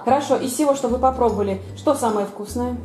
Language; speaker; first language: Russian; native; Russian